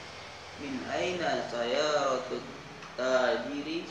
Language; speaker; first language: Arabic; non-native, learner; Indonesian